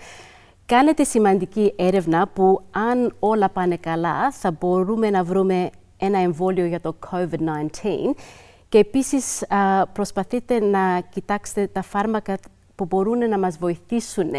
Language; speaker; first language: Greek; early bilingual, other home language; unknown